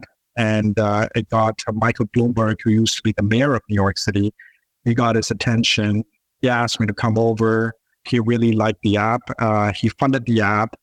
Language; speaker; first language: English; non-native, local second language; Urdu